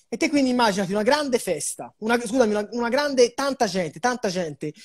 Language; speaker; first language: Italian; native; Italian